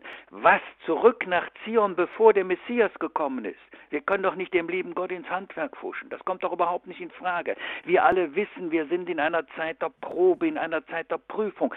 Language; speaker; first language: German; native; German